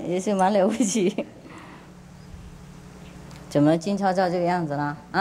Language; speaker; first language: Chinese; non-native, fluent; Vietnamese